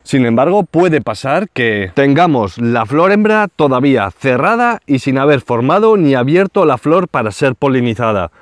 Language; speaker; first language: Spanish; native; Spanish